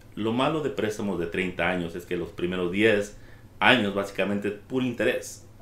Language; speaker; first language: Spanish; early bilingual, heritage; Spanish